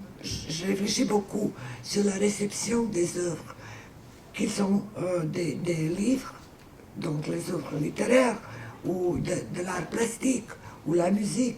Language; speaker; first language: French; non-native, fluent; Serbian